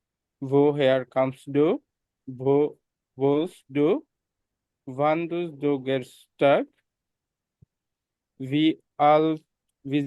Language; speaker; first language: German; non-native, learner; Bangla